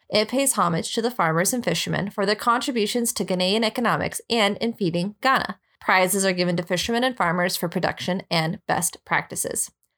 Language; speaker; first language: English; native; English